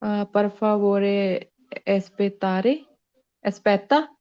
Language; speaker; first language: Italian; non-native, learner; Punjabi